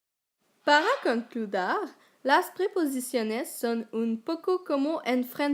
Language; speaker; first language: Spanish; non-native, learner; French